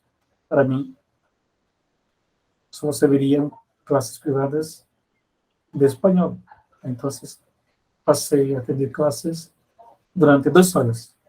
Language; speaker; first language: Spanish; non-native, fluent; Portuguese